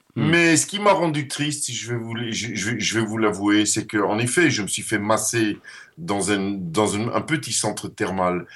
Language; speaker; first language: French; non-native, fluent; Dutch